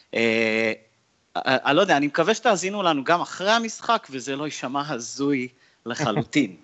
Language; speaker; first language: Hebrew; native; Hebrew